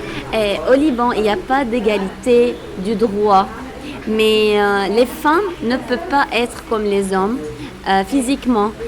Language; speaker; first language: French; non-native, local second language; Arabic